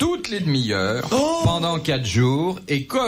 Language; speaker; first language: French; native; French